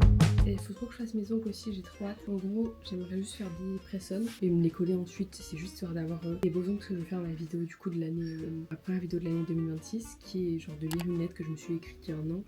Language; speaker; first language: French; native; French